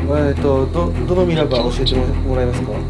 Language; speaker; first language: Japanese; non-native, learner; Filipino